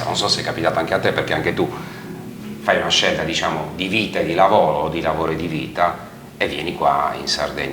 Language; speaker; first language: Italian; native; Italian